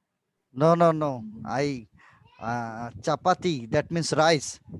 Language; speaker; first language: English; non-native, learner; Bangla